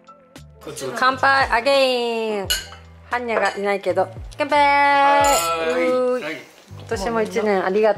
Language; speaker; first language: Japanese; native; Japanese